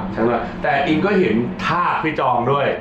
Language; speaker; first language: Thai; native; Thai